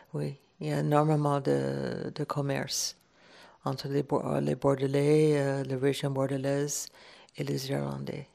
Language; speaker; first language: French; non-native, fluent; English